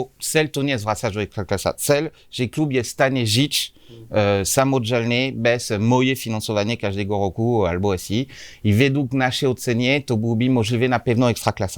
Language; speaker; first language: Polish; non-native, learner; French